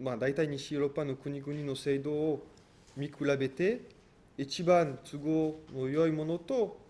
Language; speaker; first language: Japanese; non-native, fluent; French